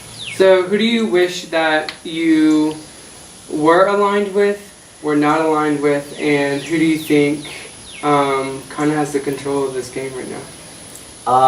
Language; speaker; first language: English; native; English